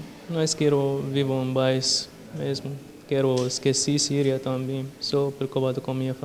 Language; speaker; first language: Portuguese; non-native, learner; Arabic